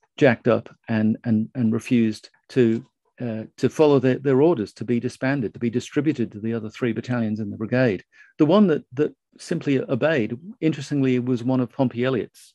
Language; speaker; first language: English; native; English